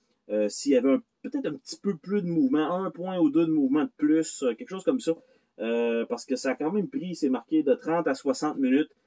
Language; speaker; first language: French; native; French